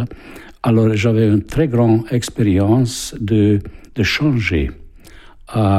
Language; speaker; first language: French; non-native, fluent; Hungarian